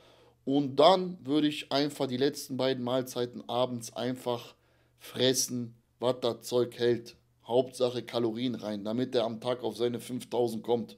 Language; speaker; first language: German; native; German